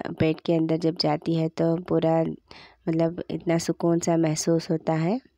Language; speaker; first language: Hindi; native; Hindi